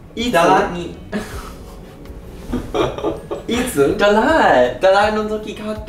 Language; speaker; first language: Japanese; non-native, learner; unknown